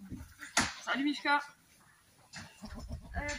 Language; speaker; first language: French; native; French